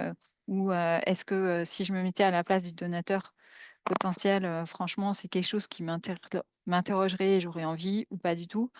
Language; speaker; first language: French; native; French